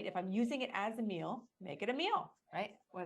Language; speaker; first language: English; native; English